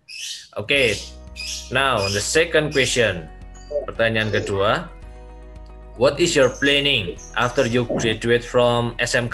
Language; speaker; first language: English; non-native, learner; Indonesian